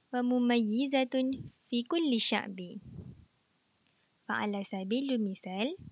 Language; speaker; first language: Arabic; non-native, learner; Malay